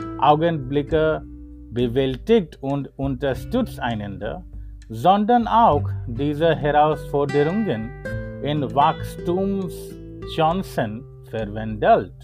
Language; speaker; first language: German; non-native, learner; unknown